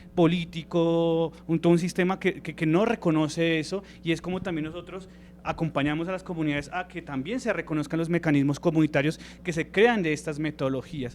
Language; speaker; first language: Spanish; native; Spanish